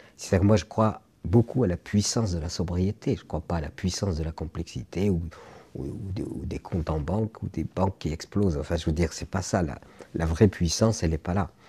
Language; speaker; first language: French; non-native, local second language; Arabic